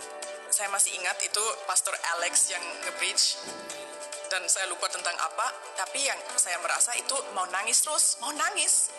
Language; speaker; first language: Indonesian; non-native, fluent; German